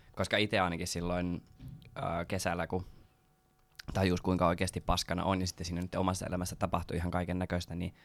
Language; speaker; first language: Finnish; non-native, local second language; Swedish